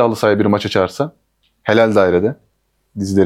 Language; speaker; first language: Turkish; native; Turkish